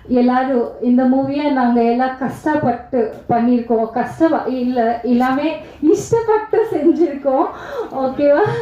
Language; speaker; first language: Tamil; non-native, learner; Kannada